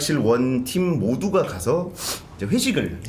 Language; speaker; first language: Korean; native; Korean